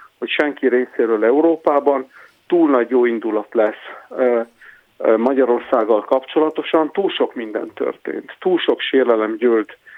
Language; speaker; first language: Hungarian; non-native, fluent; Italian